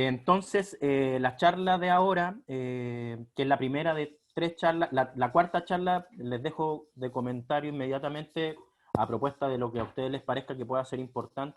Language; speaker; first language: Spanish; native; Spanish